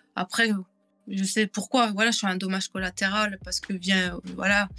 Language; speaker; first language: French; native; French